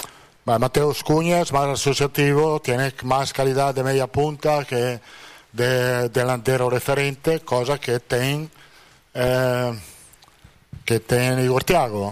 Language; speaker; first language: Portuguese; non-native, fluent; Italian